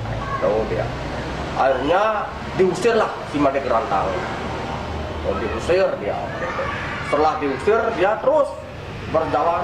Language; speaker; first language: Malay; non-native, local second language; Balinese